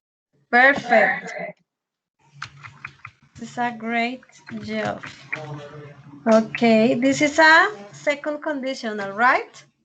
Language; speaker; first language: English; non-native, learner; Spanish